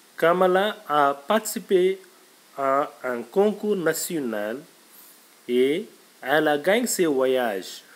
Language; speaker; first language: French; non-native, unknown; Tamil